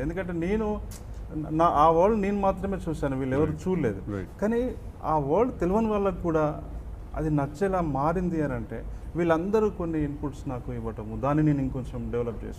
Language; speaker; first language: Telugu; native; Telugu